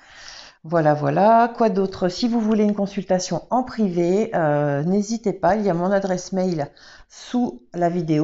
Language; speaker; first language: French; native; French